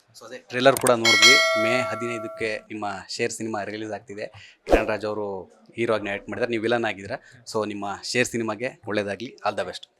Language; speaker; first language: Kannada; native; Kannada